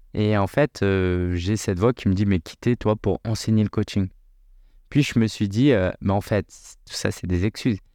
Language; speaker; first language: French; native; French